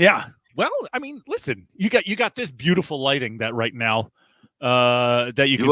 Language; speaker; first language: English; native; English